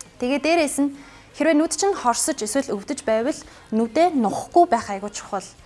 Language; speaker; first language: Mongolian; non-native, fluent; English